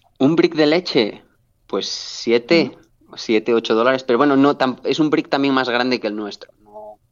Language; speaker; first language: Spanish; native; Spanish